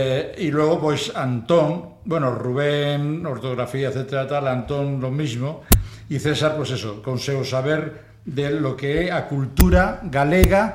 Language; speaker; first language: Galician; non-native, local second language; Spanish